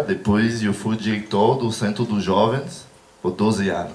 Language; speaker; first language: Portuguese; non-native, learner; Haitian Creole